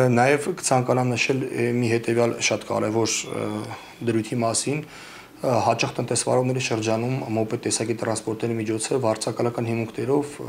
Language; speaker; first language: Armenian; native; Armenian